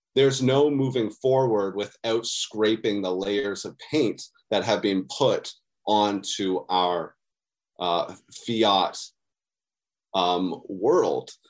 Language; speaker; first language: English; native; English